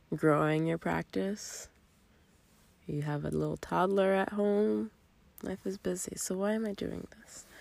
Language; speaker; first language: English; native; English